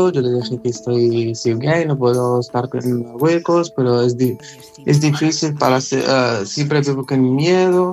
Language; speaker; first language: Spanish; non-native, learner; Arabic